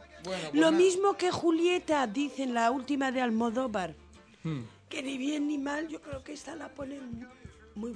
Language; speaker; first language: Spanish; native; Spanish